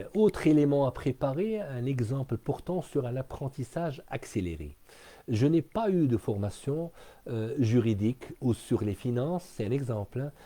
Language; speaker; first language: French; non-native, local second language; Arabic